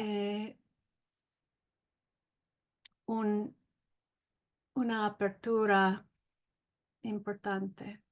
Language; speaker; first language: Italian; non-native, learner; English